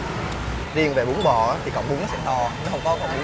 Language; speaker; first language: Vietnamese; native; Vietnamese